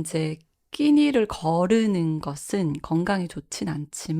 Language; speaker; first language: Korean; native; Korean